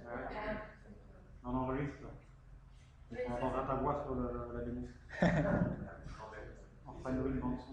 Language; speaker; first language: French; native; French